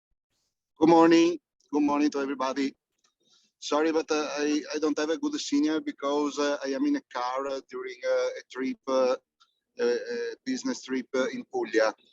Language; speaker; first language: English; non-native, fluent; Italian